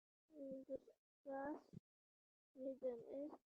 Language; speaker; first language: English; non-native, learner; Vietnamese